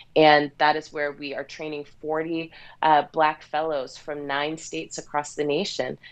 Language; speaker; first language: English; native; English